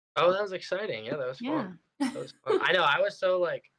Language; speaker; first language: English; native; English